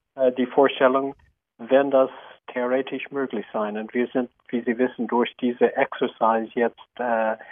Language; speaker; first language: German; non-native, fluent; English